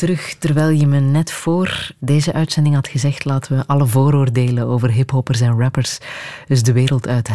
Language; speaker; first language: Dutch; native; Dutch